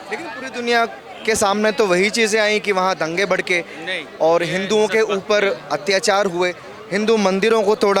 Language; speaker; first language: Hindi; native; Hindi